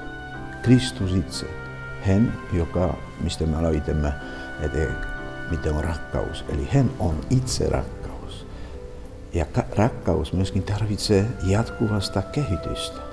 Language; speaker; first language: Finnish; non-native, fluent; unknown